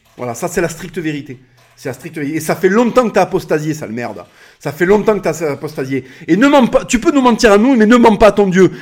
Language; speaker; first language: French; native; French